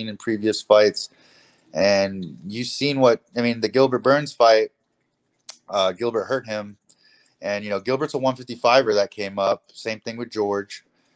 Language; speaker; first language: English; native; English